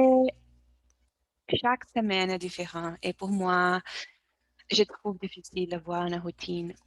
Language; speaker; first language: French; non-native, learner; Portuguese